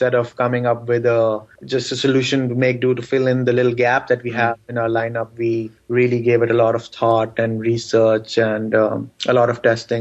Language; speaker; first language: English; non-native, local second language; Urdu